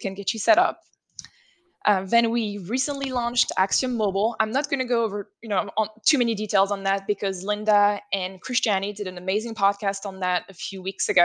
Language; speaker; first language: English; non-native, fluent; French